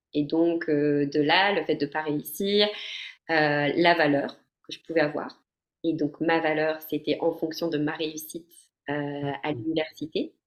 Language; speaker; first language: French; non-native, fluent; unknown